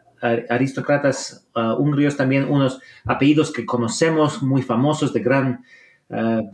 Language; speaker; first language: Spanish; non-native, fluent; English